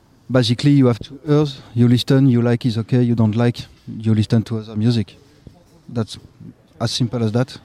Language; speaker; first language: English; non-native, fluent; French